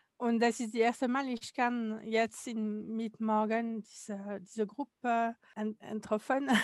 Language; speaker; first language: German; non-native, learner; French